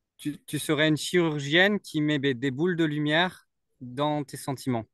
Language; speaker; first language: French; native; French